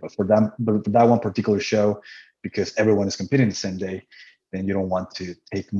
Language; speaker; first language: English; non-native, fluent; Spanish